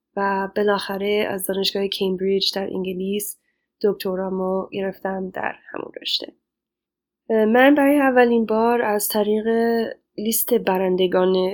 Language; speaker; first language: Persian; non-native, fluent; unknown